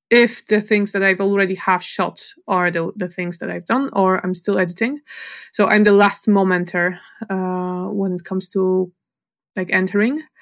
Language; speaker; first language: English; non-native, fluent; Polish